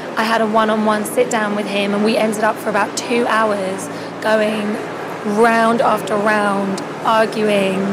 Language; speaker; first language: English; native; English